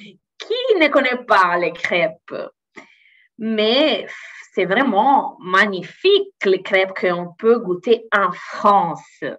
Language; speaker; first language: French; non-native, fluent; Italian